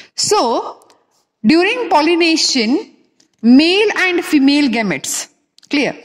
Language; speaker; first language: English; non-native, local second language; Kannada